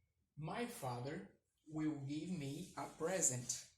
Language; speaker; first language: English; non-native, fluent; Portuguese